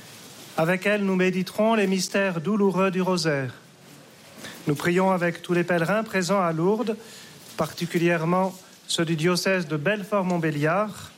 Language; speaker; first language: French; native; French